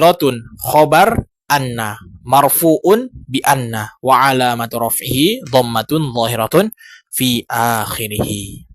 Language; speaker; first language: Arabic; non-native, learner; Indonesian